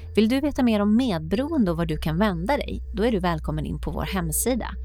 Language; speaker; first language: Swedish; native; Swedish